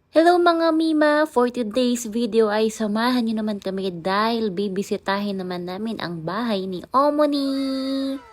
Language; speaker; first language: Filipino; native; Filipino